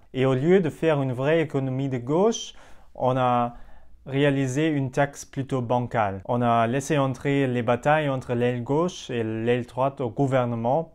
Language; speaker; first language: French; non-native, fluent; German